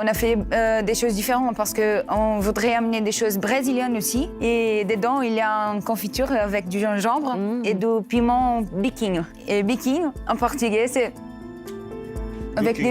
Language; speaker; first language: French; non-native, learner; Portuguese